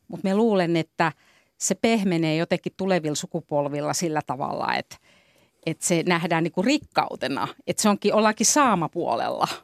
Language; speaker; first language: Finnish; native; Finnish